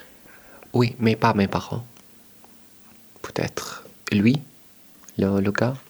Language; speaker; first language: French; non-native, learner; Arabic